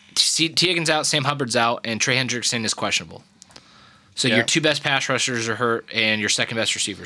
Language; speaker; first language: English; native; English